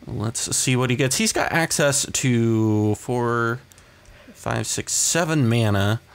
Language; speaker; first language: English; native; English